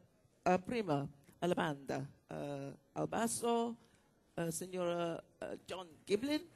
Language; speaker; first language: Italian; non-native, learner; English